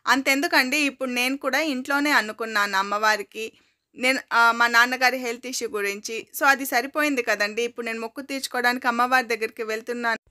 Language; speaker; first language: Telugu; non-native, local second language; Kannada